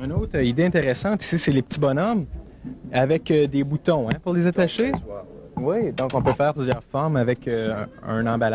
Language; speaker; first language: French; native; French